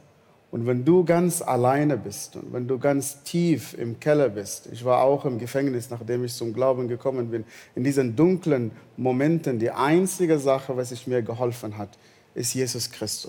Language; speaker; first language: German; non-native, fluent; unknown